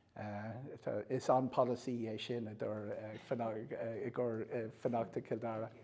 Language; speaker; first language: Irish; non-native, local second language; English